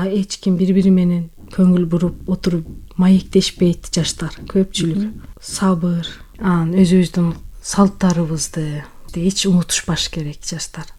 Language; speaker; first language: Kyrgyz; non-native, local second language; Turkish